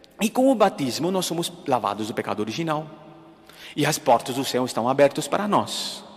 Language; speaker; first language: Portuguese; non-native, fluent; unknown